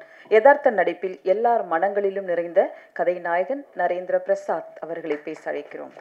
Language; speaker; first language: Tamil; native; Tamil